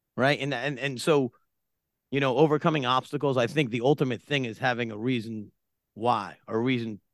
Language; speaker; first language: English; native; English